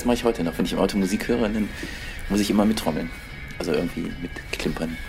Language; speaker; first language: German; native; German